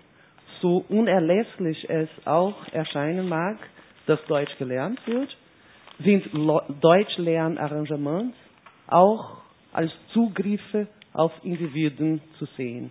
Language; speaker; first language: German; non-native, fluent; Portuguese